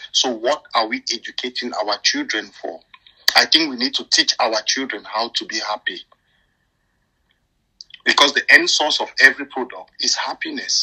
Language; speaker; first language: English; non-native, local second language; French